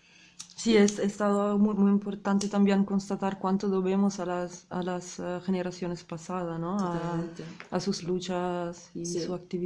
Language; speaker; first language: Spanish; non-native, fluent; Italian